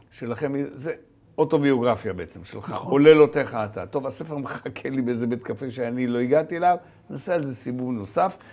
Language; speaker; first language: Hebrew; native; Hebrew